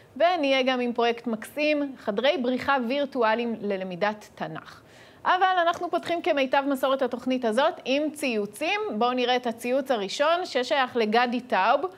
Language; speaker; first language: Hebrew; native; Hebrew